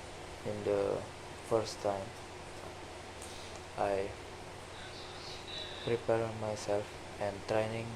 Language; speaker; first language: English; non-native, learner; Indonesian